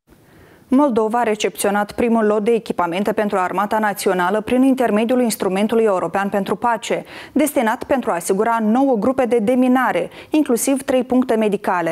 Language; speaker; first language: Romanian; native; Romanian